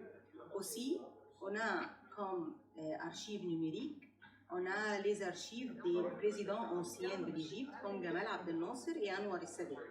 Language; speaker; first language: French; non-native, fluent; Arabic